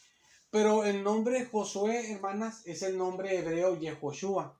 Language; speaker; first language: Spanish; native; Spanish